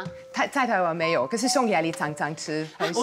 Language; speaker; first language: Chinese; non-native, learner; Hungarian